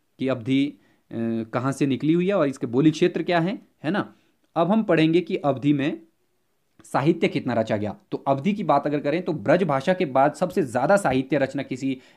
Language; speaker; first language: Hindi; native; Hindi